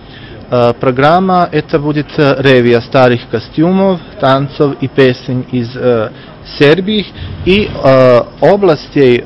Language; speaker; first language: Russian; non-native, fluent; Serbian